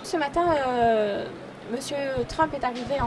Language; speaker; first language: French; native; French